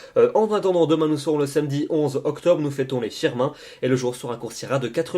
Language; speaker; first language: French; native; French